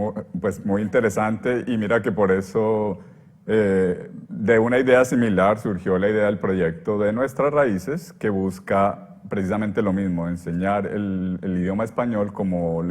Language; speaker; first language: Spanish; native; Spanish